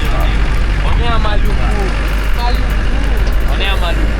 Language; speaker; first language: French; native; French